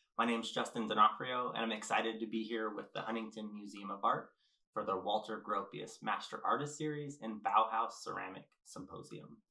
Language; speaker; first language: English; native; English